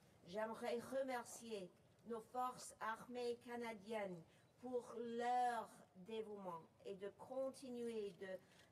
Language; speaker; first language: French; non-native, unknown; English